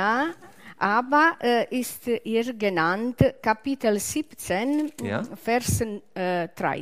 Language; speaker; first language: German; non-native, learner; Italian